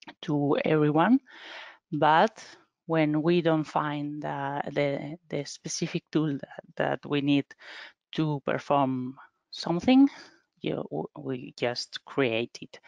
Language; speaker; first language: English; non-native, fluent; Spanish